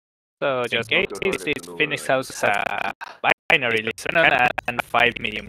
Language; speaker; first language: English; native; English